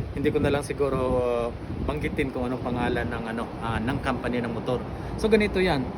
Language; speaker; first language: Filipino; non-native, local second language; Cebuano